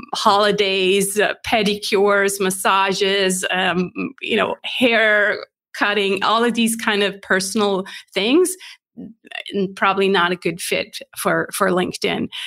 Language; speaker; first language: English; non-native, fluent; Swiss German